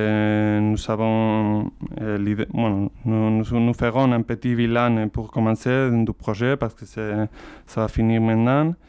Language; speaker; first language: French; non-native, learner; Spanish